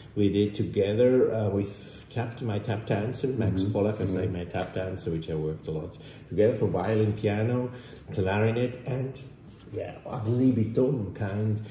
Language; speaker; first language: English; non-native, fluent; German